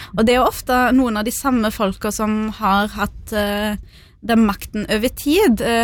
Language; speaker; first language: Norwegian; early bilingual, other home language; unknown